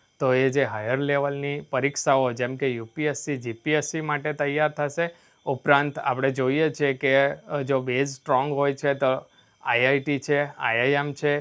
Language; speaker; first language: Gujarati; non-native, local second language; Gamit